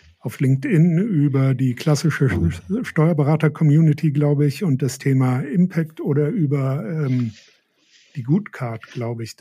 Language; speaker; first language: German; native; German